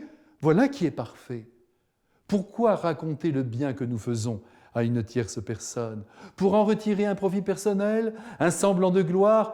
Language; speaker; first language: French; native; French